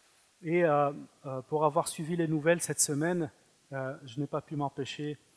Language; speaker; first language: French; non-native, fluent; Arabic